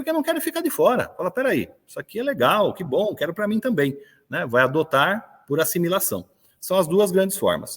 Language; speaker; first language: Portuguese; native; Portuguese